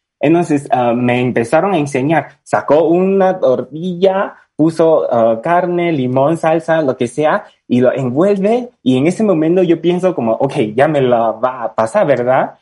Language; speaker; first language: Spanish; non-native, fluent; Chinese